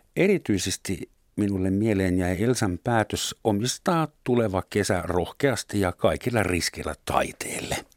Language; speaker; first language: Finnish; non-native, fluent; German